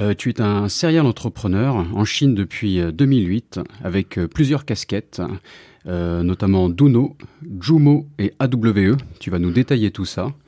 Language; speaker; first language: French; native; French